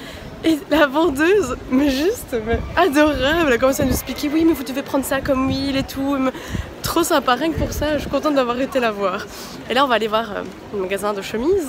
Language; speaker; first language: French; native; French